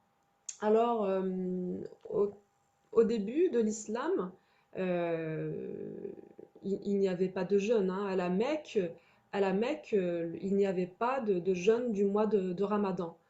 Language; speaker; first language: French; native; French